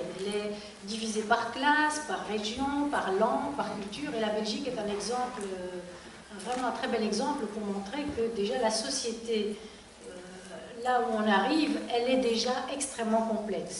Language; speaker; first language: French; native; French